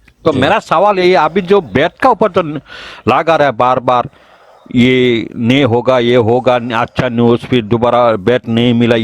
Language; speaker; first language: Hindi; non-native, learner; Bangla